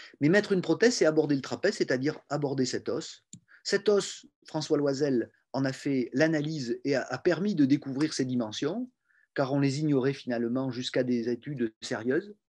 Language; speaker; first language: French; native; French